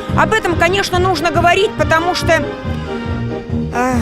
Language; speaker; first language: Russian; native; Russian